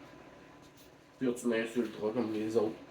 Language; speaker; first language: French; native; French